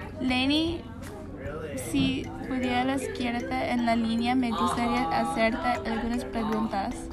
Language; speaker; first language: Spanish; non-native, learner; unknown